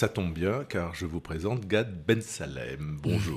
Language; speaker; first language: French; native; French